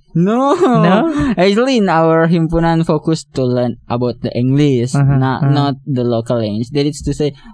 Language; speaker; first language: English; non-native, learner; Buginese